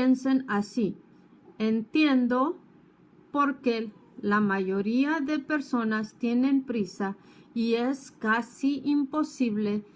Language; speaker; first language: Spanish; non-native, fluent; English